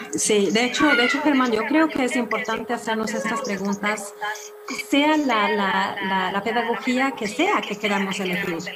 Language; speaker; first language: Spanish; non-native, fluent; Swedish